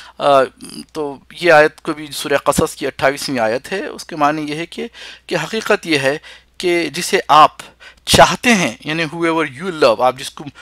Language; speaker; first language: Urdu; native; Urdu